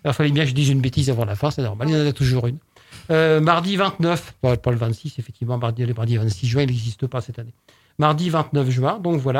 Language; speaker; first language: French; native; French